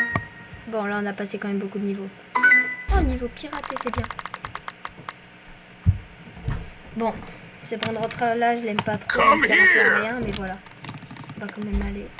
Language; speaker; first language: French; native; French